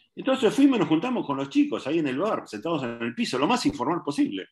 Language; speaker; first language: Spanish; native; Spanish